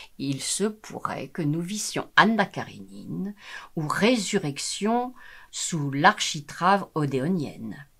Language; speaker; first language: French; native; French